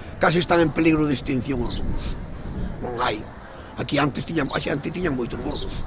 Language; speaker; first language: Galician; native; Galician